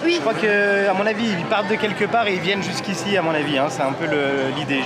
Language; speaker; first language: French; native; French